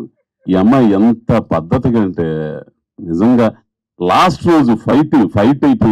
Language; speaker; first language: Telugu; native; Telugu